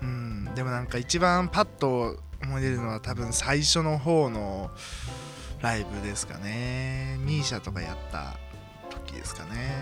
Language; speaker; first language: Japanese; native; Japanese